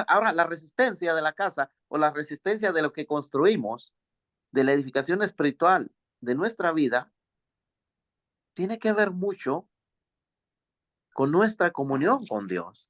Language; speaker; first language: Spanish; native; Spanish